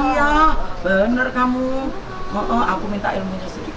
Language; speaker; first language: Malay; non-native, local second language; Javanese